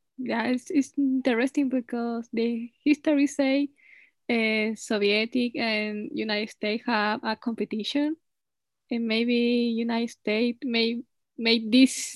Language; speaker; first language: English; non-native, learner; Spanish